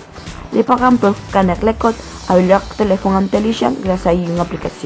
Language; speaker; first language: French; non-native, learner; Spanish